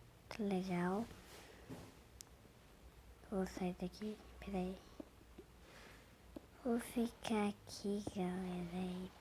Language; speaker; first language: Portuguese; native; Portuguese